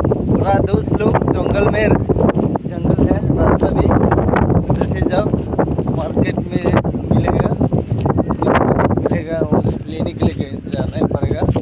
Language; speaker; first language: Hindi; non-native, local second language; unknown